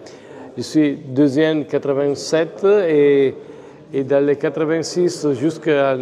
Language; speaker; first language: French; non-native, fluent; Italian